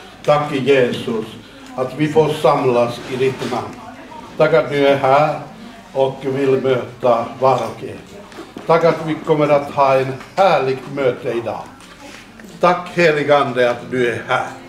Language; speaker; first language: Swedish; non-native, fluent; Finnish